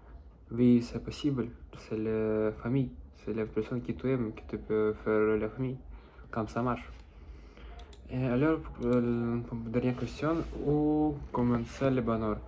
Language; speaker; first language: French; non-native, learner; Russian